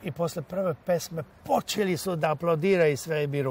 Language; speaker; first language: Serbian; non-native, local second language; Hungarian